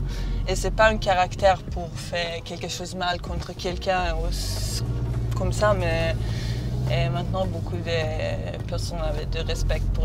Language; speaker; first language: French; non-native, learner; Serbian